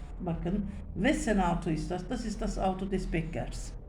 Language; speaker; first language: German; non-native, learner; Turkish